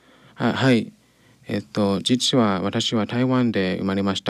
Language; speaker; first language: Japanese; non-native, learner; English